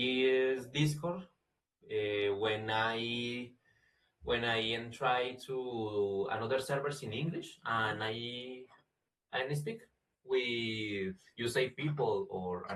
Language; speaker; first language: English; non-native, learner; Spanish